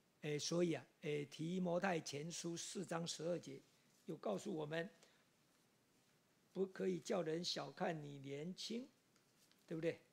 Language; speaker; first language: Chinese; native; Chinese